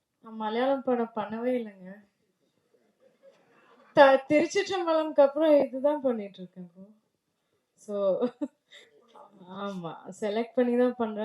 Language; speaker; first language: Tamil; non-native, local second language; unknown